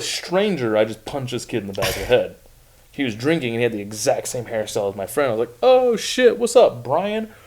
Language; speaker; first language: English; native; English